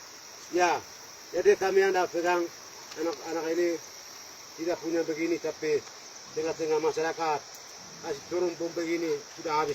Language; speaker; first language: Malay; non-native, local second language; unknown